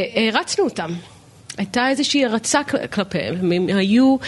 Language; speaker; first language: Hebrew; native; Hebrew